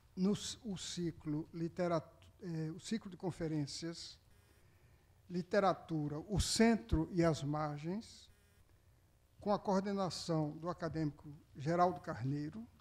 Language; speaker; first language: Portuguese; native; Portuguese